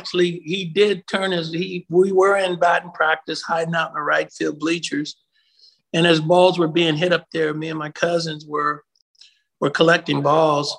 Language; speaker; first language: English; native; English